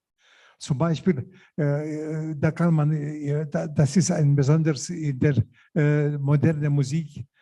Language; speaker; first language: German; non-native, learner; Lithuanian